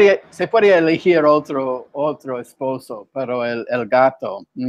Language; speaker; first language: Spanish; non-native, fluent; English